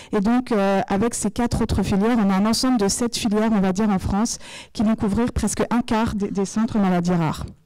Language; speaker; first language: French; native; French